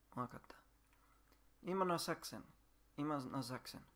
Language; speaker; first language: Japanese; non-native, learner; English